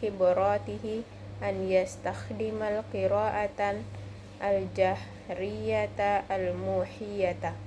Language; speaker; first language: Arabic; non-native, learner; Indonesian